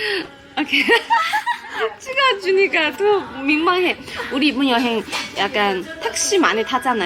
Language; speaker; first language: Korean; non-native, fluent; Chinese